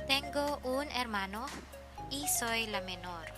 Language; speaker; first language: Spanish; non-native, learner; Filipino